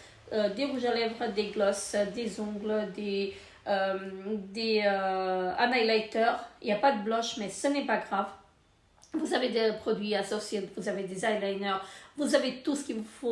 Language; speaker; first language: French; native; French